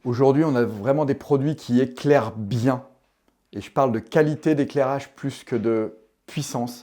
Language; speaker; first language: French; native; French